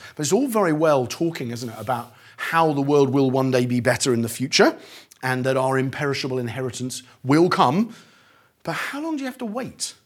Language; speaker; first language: English; native; English